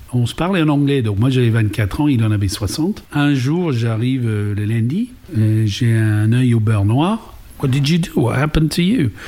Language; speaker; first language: French; non-native, fluent; English